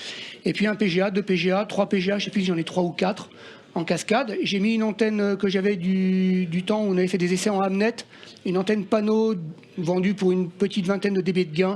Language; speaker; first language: French; native; French